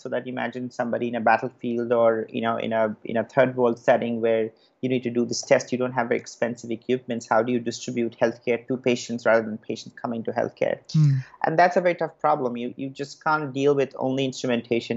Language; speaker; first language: English; non-native, local second language; Bangla